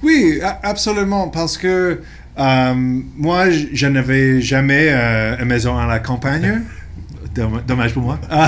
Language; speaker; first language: French; non-native, local second language; English